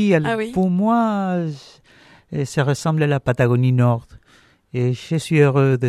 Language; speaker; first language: French; non-native, learner; Spanish